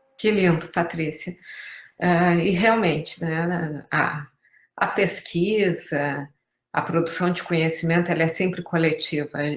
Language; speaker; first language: Portuguese; native; Portuguese